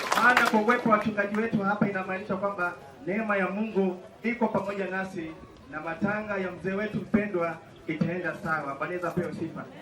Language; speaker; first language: Swahili; non-native, local second language; Luyia